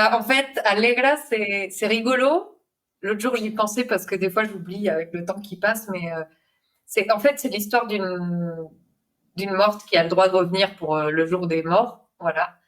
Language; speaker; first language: French; non-native, fluent; Spanish